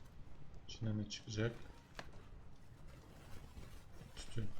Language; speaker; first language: Turkish; native; Turkish